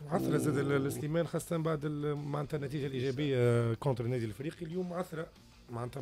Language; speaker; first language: Arabic; native; Arabic